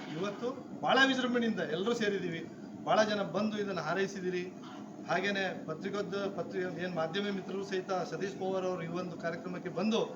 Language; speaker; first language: Kannada; non-native, local second language; Lambadi